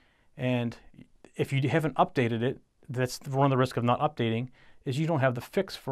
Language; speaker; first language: English; native; English